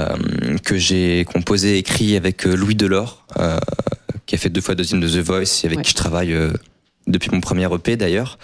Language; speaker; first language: French; native; French